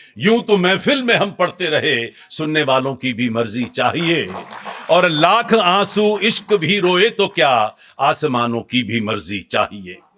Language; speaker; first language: Hindi; native; Hindi